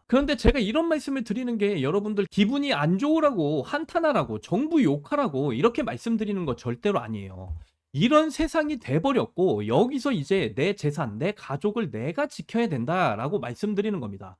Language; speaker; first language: Korean; native; Korean